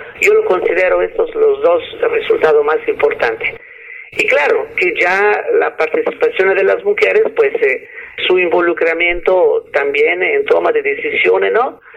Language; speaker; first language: Spanish; non-native, fluent; Italian